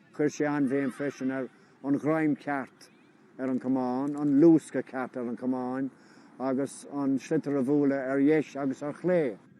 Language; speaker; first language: Irish; non-native, local second language; English